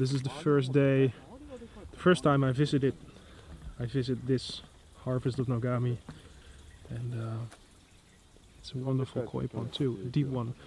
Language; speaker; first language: English; non-native, fluent; Dutch